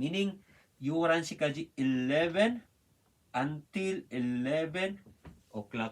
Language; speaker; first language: English; non-native, learner; Filipino